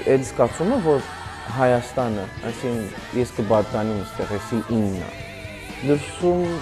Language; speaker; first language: Armenian; early bilingual, heritage; Armenian